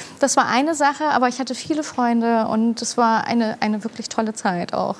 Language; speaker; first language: German; early bilingual, other home language; Turkish